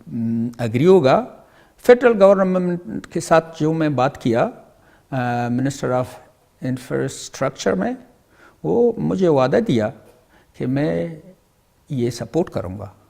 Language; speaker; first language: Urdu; non-native, learner; Pashto